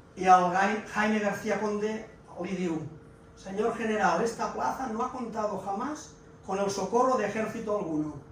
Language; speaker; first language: Spanish; non-native, local second language; Catalan